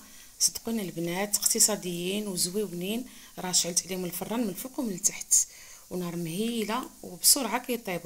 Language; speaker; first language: Arabic; native; Arabic